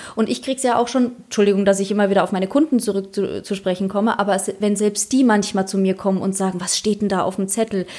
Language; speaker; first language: German; early bilingual, other home language; Polish